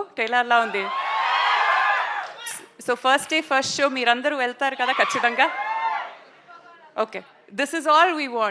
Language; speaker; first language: Telugu; non-native, local second language; Tamil